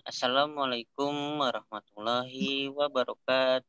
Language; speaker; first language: Indonesian; native; Indonesian